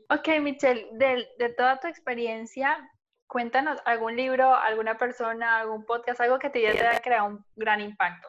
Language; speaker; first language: Spanish; native; Spanish